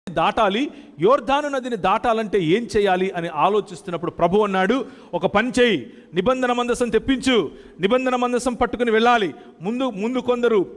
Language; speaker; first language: Telugu; native; Telugu